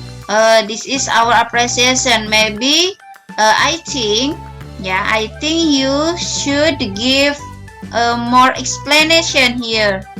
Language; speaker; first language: English; non-native, learner; Indonesian